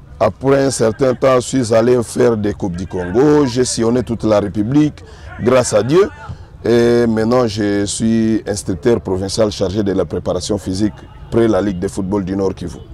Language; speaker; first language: French; non-native, local second language; Swahili